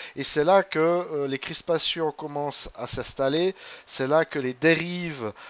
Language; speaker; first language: French; native; French